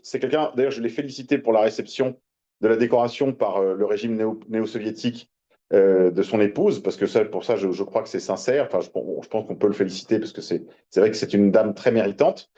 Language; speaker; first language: French; native; French